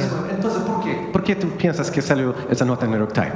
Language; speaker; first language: Spanish; non-native, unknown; Swedish